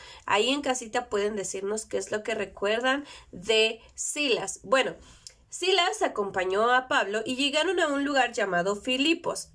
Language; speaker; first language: Spanish; native; Spanish